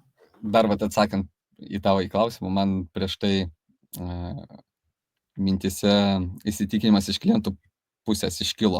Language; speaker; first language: Lithuanian; native; Lithuanian